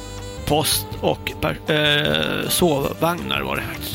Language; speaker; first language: Swedish; native; Swedish